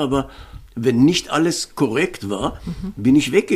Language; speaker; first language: German; non-native, fluent; Hebrew